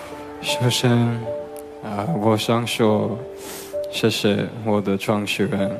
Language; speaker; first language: Chinese; non-native, learner; English